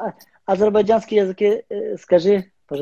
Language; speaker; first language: Russian; non-native, learner; Azerbaijani